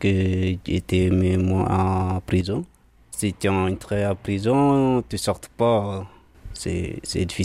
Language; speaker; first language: French; non-native, learner; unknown